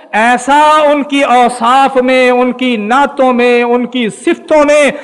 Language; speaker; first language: Urdu; non-native, local second language; Punjabi